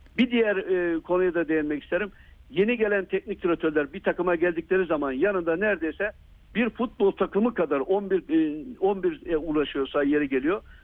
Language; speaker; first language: Turkish; native; Turkish